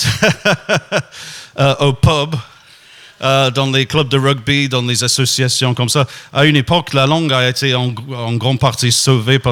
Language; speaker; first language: French; non-native, fluent; English